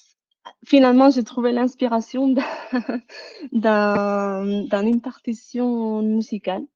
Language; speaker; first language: French; non-native, fluent; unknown